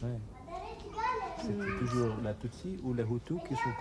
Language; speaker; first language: French; non-native, learner; Dutch